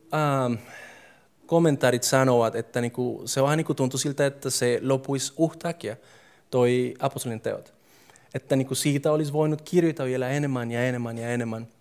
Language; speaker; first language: Finnish; non-native, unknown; English